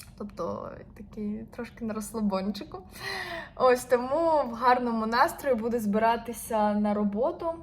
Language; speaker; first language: Ukrainian; non-native, local second language; Russian